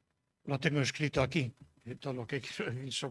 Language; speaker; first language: Spanish; native; Spanish